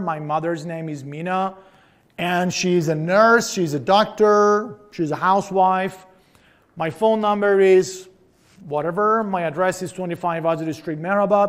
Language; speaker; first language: English; non-native, fluent; Persian